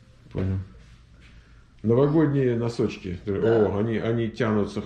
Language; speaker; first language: Russian; native; Russian